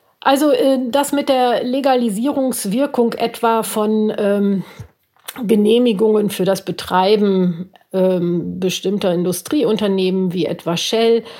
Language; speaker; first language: German; native; German